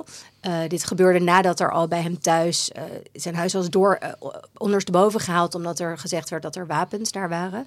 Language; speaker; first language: Dutch; native; Dutch